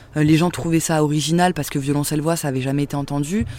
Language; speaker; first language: French; native; French